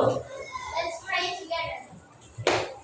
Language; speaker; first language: English; non-native, learner; Indonesian